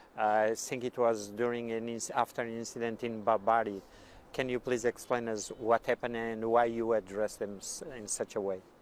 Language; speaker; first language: English; non-native, fluent; Portuguese